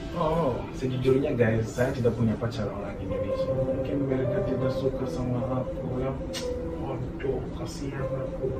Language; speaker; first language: Indonesian; non-native, fluent; Nyanja